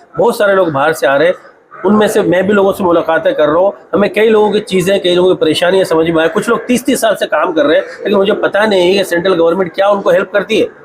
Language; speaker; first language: Hindi; non-native, local second language; Urdu